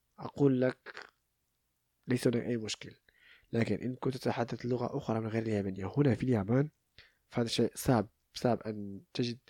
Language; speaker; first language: Arabic; native; Arabic